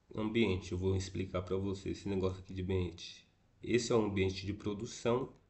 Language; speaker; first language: Portuguese; native; Portuguese